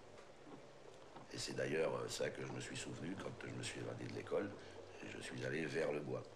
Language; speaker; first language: French; native; French